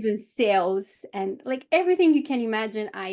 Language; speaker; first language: English; non-native, fluent; Romanian